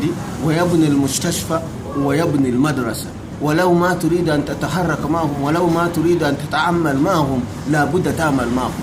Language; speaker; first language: Arabic; non-native, learner; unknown